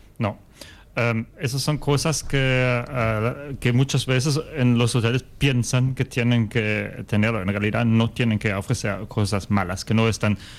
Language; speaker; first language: Spanish; non-native, fluent; German